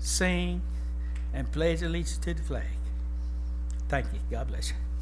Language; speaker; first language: English; native; English